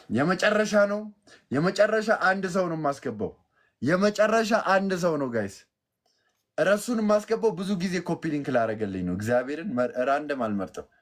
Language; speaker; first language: Amharic; native; Amharic